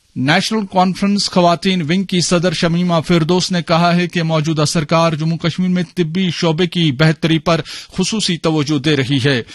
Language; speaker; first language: Urdu; non-native, local second language; Kashmiri